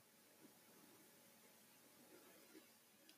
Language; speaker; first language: English; native; English